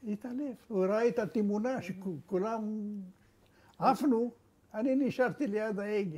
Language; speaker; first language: Hebrew; non-native, fluent; Romanian